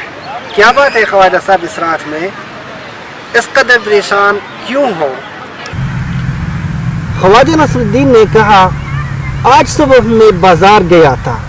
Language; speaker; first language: Hindi; non-native, fluent; Arabic